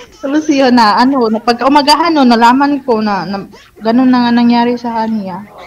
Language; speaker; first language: Filipino; non-native, local second language; Cebuano